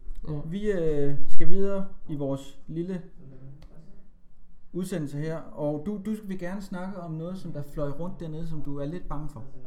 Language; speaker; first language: Danish; native; Danish